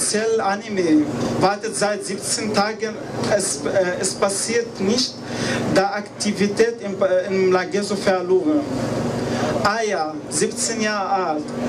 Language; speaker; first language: German; non-native, learner; Arabic